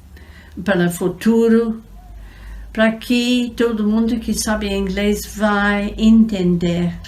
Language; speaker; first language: Portuguese; non-native, fluent; English